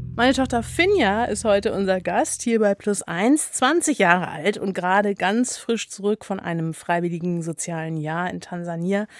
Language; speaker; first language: German; native; German